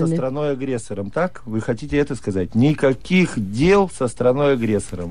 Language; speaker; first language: Russian; native; Russian